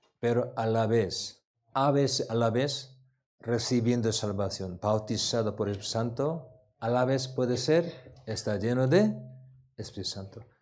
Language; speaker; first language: Spanish; non-native, learner; Korean